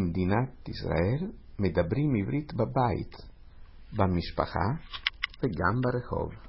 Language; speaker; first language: Hebrew; non-native, fluent; Italian